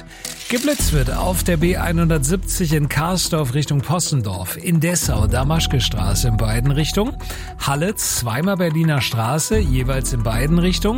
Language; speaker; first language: German; native; German